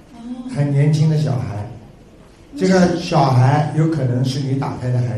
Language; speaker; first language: Chinese; native; Chinese